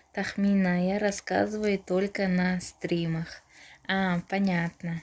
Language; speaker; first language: Russian; non-native, local second language; Tajik